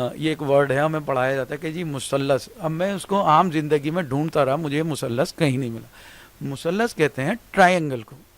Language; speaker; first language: Hindi; native; Hindi